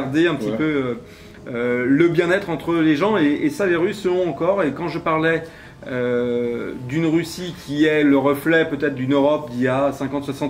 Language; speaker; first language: French; native; French